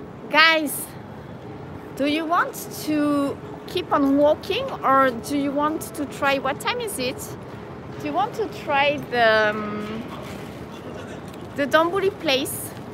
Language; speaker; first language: English; non-native, fluent; French